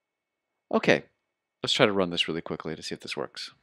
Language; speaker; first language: English; native; English